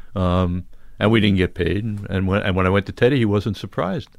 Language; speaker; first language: English; native; English